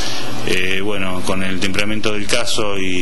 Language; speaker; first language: Spanish; native; Spanish